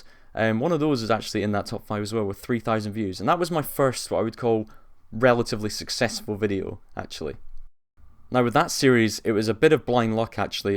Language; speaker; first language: English; native; English